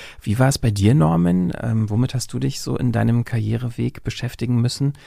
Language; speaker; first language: German; native; German